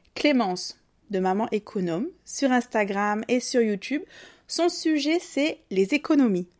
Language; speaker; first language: French; native; French